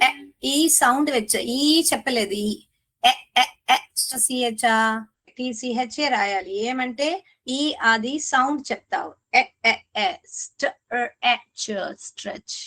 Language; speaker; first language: Telugu; non-native, learner; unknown